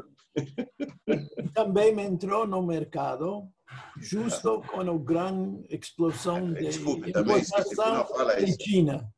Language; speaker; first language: Portuguese; non-native, fluent; English